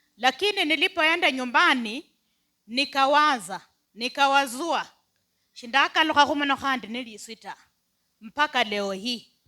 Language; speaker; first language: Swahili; non-native, local second language; Luyia